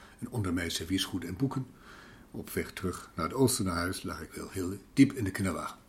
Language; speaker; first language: Dutch; non-native, fluent; German